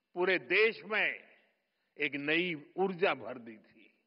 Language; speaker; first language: Hindi; non-native, local second language; Gujarati